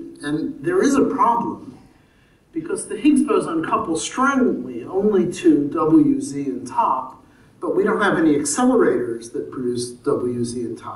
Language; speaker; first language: English; native; English